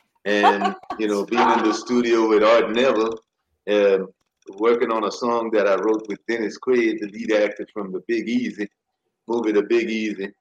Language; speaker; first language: English; native; English